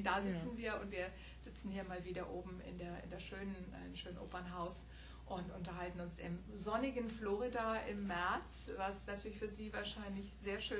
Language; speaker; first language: German; native; German